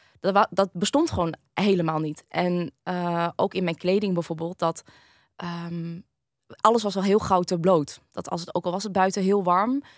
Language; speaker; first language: Dutch; early bilingual, other home language; Vietnamese